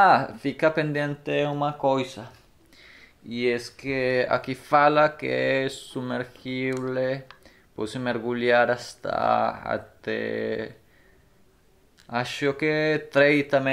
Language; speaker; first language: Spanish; non-native, learner; Portuguese